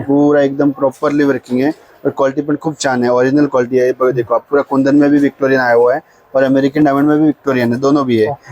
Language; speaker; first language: Hindi; non-native, local second language; Marathi